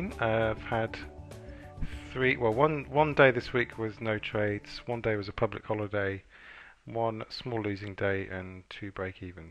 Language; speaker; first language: English; native; English